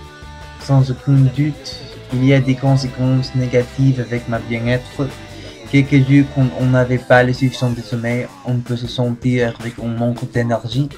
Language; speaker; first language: French; non-native, learner; English